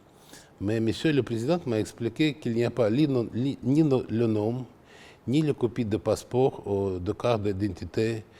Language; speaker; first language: French; non-native, fluent; Russian